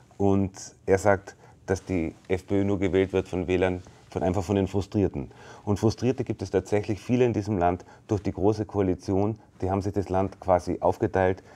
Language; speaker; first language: German; native; German